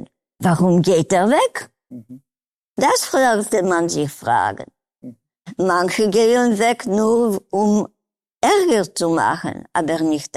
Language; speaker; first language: German; non-native, learner; Polish